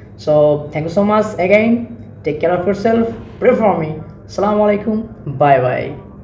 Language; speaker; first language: English; non-native, local second language; Bangla